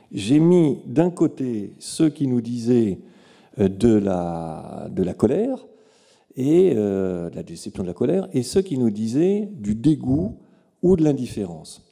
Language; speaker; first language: French; native; French